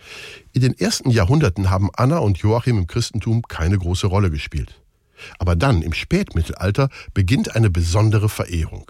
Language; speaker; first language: German; native; German